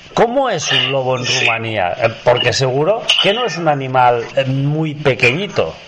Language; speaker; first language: Spanish; native; Spanish